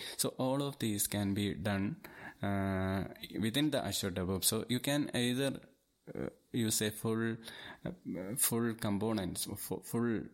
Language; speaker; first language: English; non-native, local second language; Malayalam